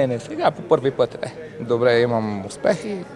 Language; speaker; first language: Bulgarian; non-native, learner; Romanian